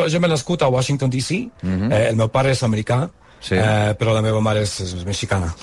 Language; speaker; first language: Catalan; non-native, learner; English